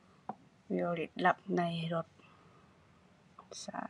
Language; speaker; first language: Thai; non-native, learner; Japanese